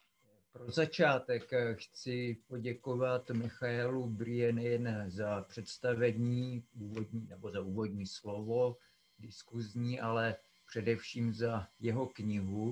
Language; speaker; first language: Czech; native; Czech